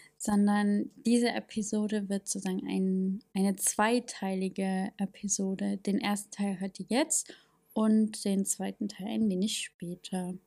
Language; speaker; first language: German; native; German